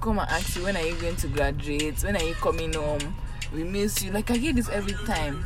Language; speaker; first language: English; non-native, local second language; Yoruba